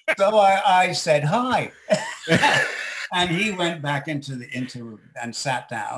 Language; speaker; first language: English; native; English